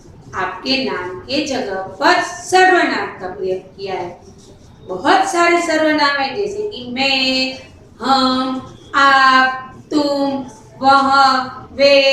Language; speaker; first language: Hindi; non-native, local second language; Gujarati